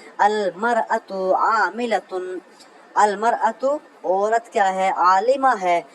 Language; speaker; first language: Urdu; native; Urdu